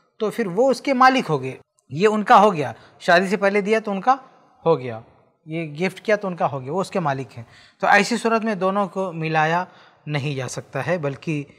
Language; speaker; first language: Urdu; native; Urdu